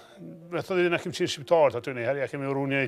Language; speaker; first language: Albanian; native; Albanian